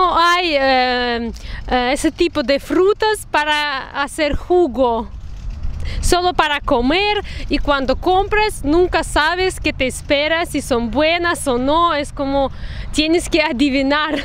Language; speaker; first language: Spanish; non-native, fluent; Russian